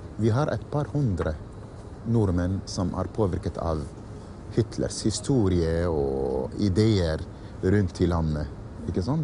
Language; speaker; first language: Norwegian; non-native, fluent; Arabic